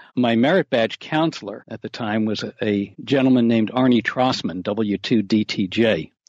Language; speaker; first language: English; native; English